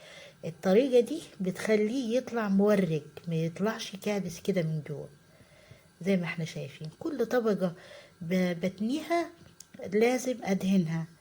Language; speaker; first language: Arabic; native; Arabic